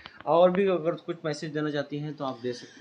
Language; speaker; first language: Hindi; native; Hindi